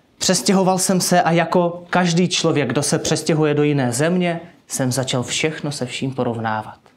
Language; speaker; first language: Czech; non-native, fluent; Russian